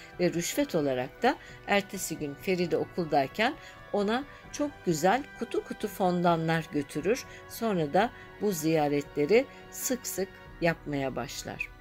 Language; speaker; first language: Turkish; native; Turkish